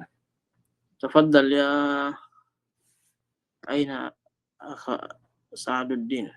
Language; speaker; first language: Arabic; non-native, fluent; Filipino